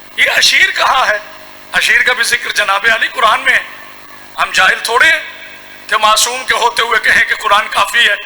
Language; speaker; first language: Urdu; non-native, local second language; Punjabi